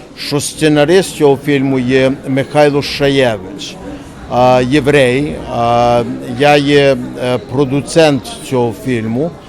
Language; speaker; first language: Ukrainian; early bilingual, heritage; Ukrainian